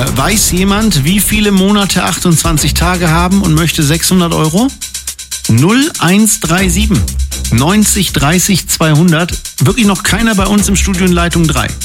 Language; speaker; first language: German; native; German